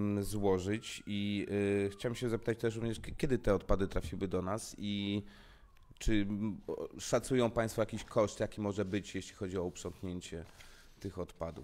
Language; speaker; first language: Polish; native; Polish